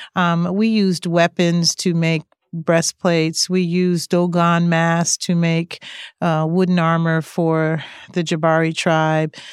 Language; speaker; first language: English; native; English